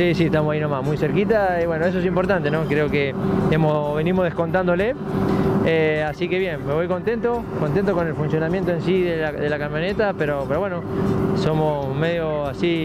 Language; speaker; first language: Spanish; native; Spanish